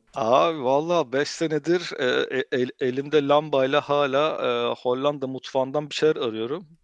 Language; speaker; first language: Turkish; early bilingual, heritage; Turkish